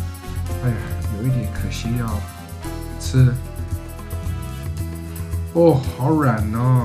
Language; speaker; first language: Chinese; non-native, fluent; English